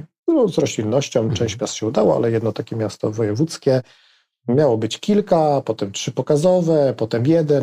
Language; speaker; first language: Polish; native; Polish